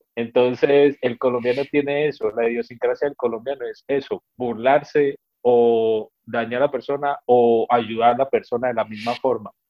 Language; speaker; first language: Spanish; native; Spanish